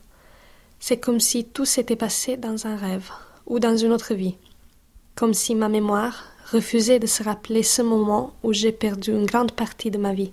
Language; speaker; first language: French; non-native, fluent; Italian